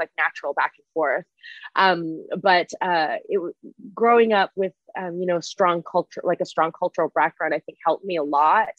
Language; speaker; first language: English; non-native, fluent; Chinese